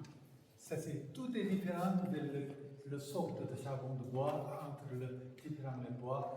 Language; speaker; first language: French; non-native, fluent; Korean